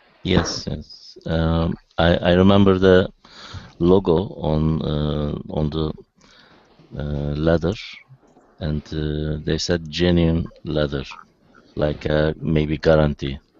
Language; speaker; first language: English; non-native, learner; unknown